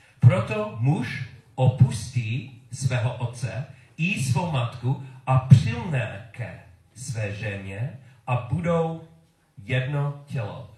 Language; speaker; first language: Czech; non-native, learner; English